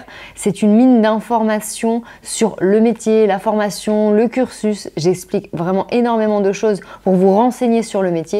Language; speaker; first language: French; native; French